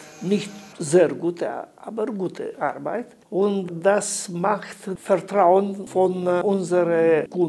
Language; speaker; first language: German; non-native, learner; Romanian